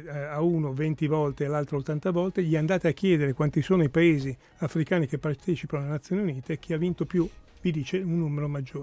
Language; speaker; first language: Italian; native; Italian